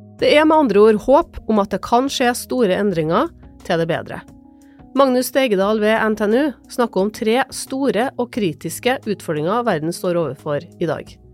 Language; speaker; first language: Norwegian; native; Norwegian